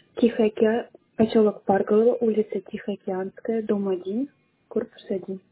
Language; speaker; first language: Russian; native; Russian